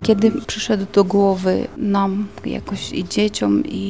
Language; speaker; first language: Polish; non-native, fluent; Ukrainian